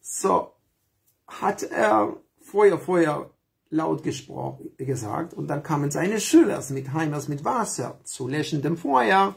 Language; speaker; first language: German; non-native, fluent; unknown